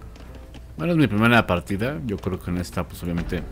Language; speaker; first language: Spanish; native; Spanish